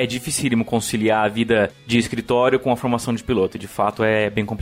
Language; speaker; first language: Portuguese; native; Portuguese